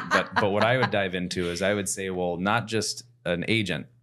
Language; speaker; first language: English; native; English